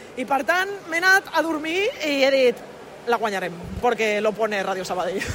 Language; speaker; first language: Catalan; early bilingual, other home language; Spanish